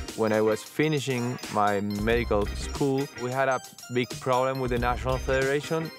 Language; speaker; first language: English; non-native, fluent; Spanish